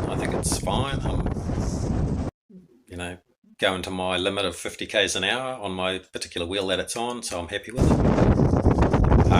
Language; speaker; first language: English; native; English